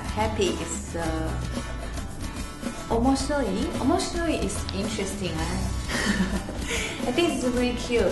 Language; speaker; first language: English; non-native, fluent; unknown